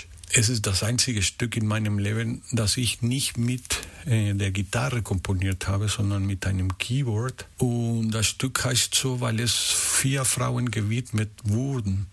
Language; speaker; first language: German; non-native, fluent; Spanish